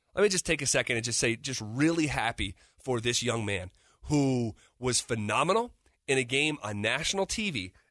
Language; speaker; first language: English; native; English